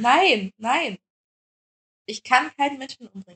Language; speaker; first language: German; native; German